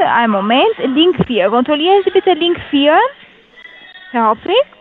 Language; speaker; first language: German; non-native, learner; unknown